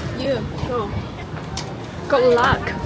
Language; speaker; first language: English; non-native, fluent; Chinese